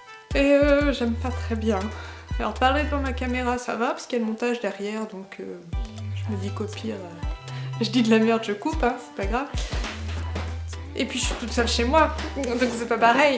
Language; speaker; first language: French; native; French